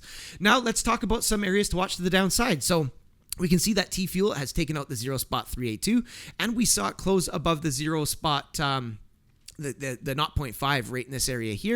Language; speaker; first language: English; native; English